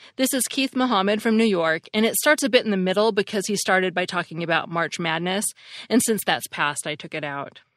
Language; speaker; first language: English; native; English